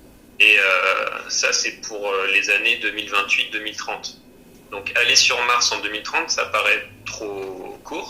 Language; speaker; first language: French; native; French